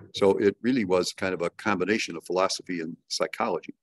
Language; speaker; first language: English; native; English